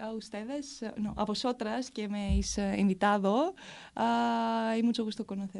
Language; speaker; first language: Spanish; non-native, fluent; Greek